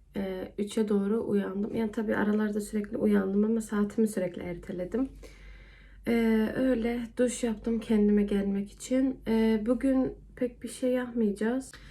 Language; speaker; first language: Turkish; early bilingual, heritage; Turkish